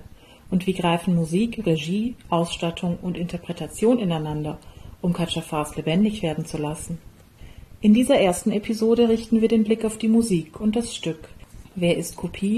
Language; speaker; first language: German; native; German